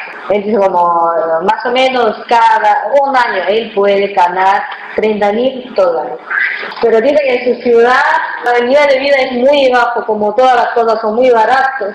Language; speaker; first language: Spanish; non-native, fluent; Chinese